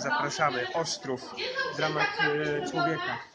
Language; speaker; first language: Polish; native; Polish